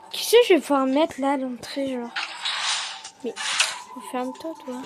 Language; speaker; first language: French; native; French